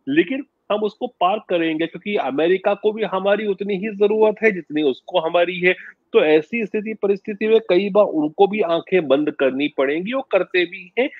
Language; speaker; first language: Hindi; native; Hindi